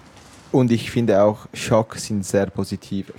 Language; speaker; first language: German; non-native, local second language; Italian